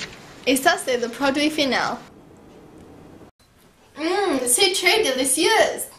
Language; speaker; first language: French; non-native, learner; English